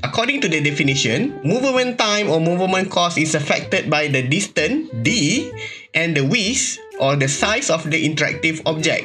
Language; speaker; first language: English; non-native, local second language; Malay